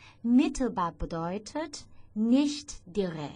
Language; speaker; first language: German; non-native, fluent; Chinese